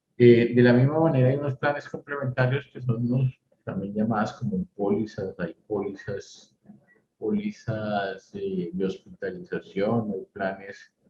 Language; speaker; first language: Spanish; native; Spanish